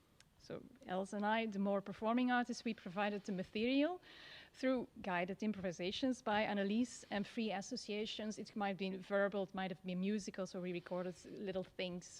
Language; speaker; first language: English; non-native, fluent; Dutch